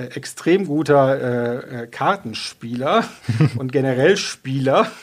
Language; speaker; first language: German; native; German